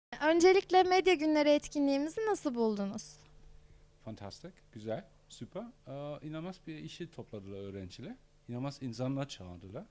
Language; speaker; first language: Turkish; non-native, learner; German